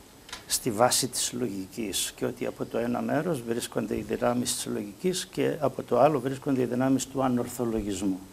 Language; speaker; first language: Greek; native; Greek